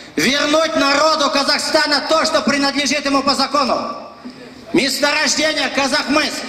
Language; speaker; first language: Russian; non-native, local second language; Kazakh